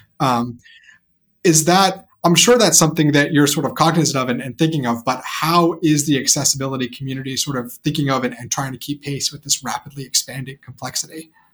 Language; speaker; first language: English; native; English